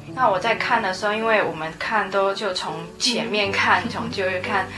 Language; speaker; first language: Chinese; native; Chinese